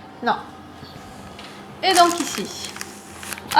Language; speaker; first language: French; native; French